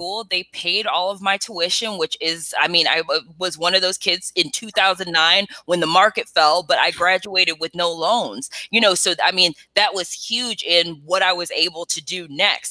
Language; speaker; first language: English; native; English